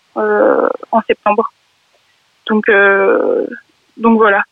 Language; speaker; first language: French; native; French